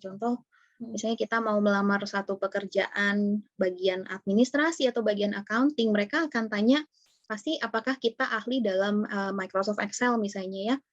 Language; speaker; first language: Indonesian; native; Indonesian